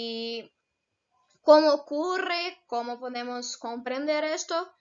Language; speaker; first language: Spanish; non-native, fluent; Portuguese